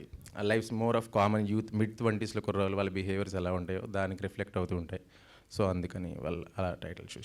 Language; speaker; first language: Telugu; native; Telugu